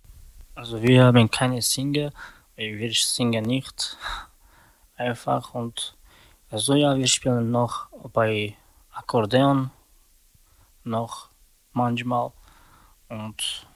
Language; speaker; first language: German; non-native, learner; Romany